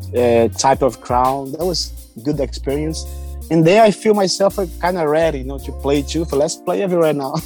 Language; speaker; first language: English; non-native, learner; Portuguese